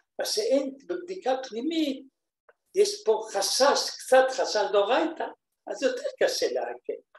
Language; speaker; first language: Hebrew; non-native, fluent; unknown